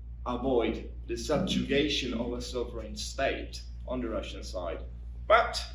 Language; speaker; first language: English; non-native, fluent; Italian